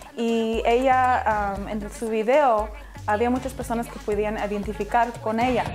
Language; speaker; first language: Spanish; early bilingual, heritage; English